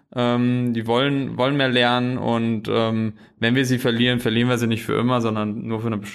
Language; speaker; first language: German; native; German